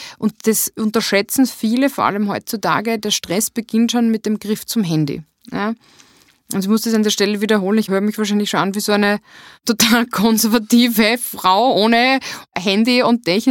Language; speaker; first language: German; native; German